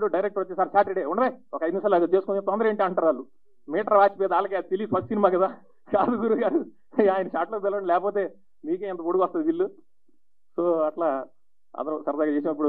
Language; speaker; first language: Telugu; native; Telugu